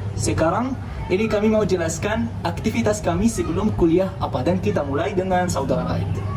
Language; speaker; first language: Indonesian; non-native, fluent; Arabic